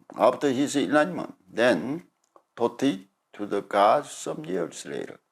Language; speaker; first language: English; non-native, fluent; Korean